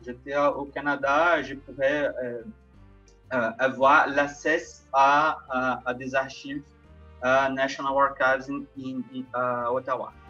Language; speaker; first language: French; non-native, fluent; Portuguese